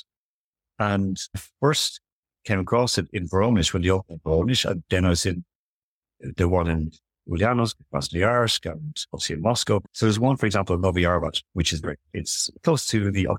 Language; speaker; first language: English; native; English